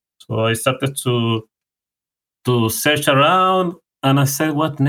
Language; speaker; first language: English; non-native, fluent; Spanish